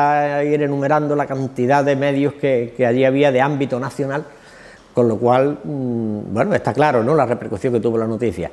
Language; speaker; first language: Spanish; native; Spanish